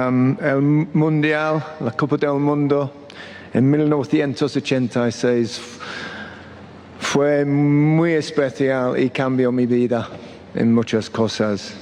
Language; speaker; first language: Spanish; non-native, fluent; English